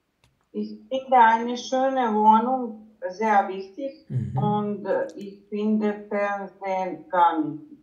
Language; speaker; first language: German; non-native, learner; Croatian